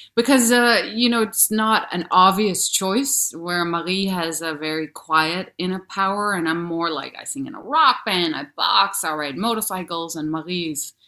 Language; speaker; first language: English; non-native, fluent; Danish